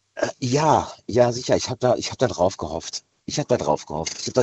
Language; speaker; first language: German; native; German